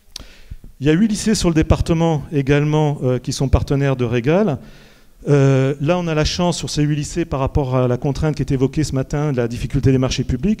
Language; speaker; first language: French; native; French